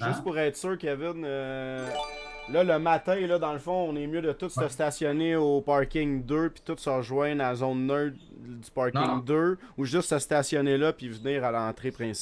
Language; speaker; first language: French; native; French